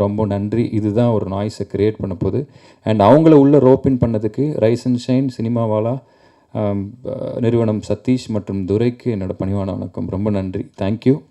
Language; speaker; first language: Tamil; native; Tamil